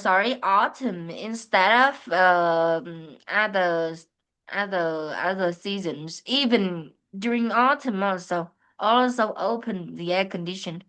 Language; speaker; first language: English; non-native, fluent; Vietnamese